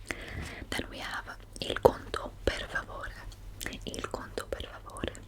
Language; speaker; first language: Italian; early bilingual, heritage; English